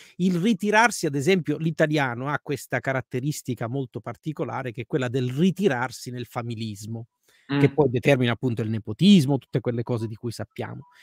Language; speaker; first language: Italian; native; Italian